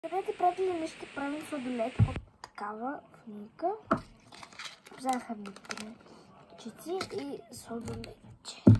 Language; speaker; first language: Bulgarian; native; Bulgarian